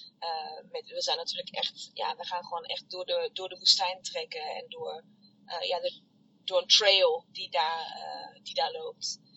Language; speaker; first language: Dutch; native; Dutch